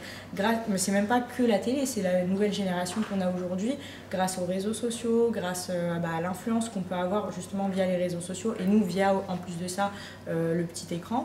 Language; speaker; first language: French; native; French